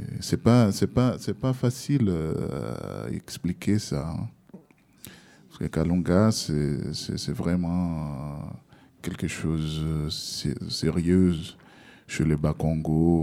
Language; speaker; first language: French; non-native, learner; Portuguese